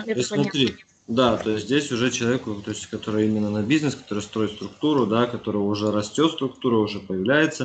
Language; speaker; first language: Russian; native; Russian